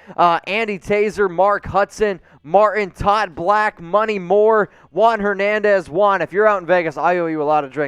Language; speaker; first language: English; native; English